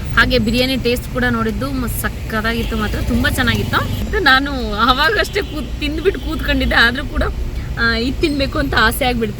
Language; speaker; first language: Kannada; native; Kannada